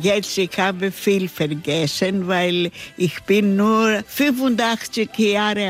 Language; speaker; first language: German; non-native, learner; Greek